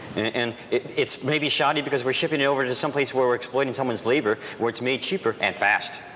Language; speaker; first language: English; native; English